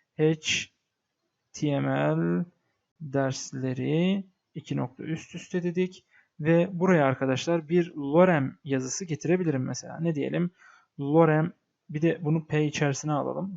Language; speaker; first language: Turkish; native; Turkish